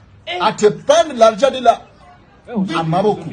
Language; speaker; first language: French; non-native, learner; Rundi